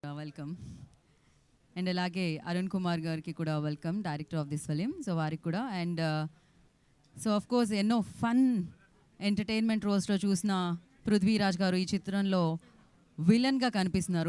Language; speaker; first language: Telugu; native; Telugu